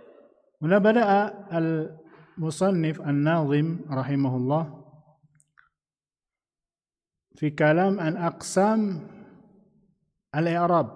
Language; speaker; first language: Arabic; non-native, fluent; Indonesian